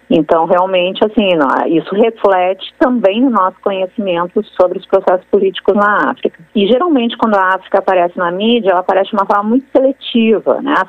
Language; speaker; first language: Portuguese; native; Portuguese